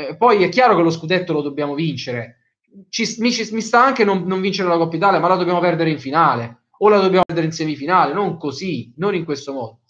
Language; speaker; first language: Italian; native; Italian